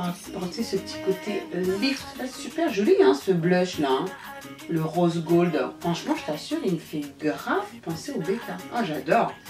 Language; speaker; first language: French; native; French